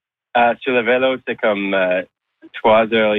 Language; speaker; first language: French; non-native, learner; English